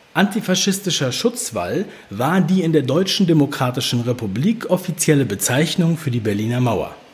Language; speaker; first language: German; native; German